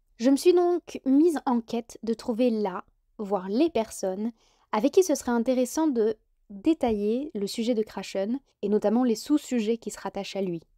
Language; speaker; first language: French; native; French